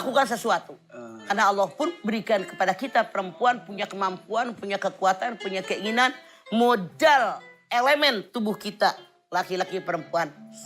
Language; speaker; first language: Indonesian; native; Indonesian